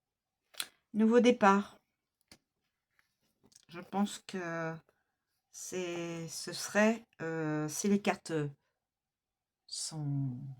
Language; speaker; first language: French; native; French